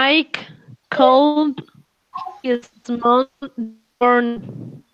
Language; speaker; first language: English; non-native, learner; Spanish